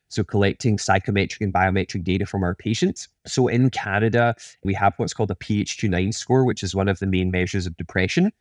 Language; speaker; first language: English; native; English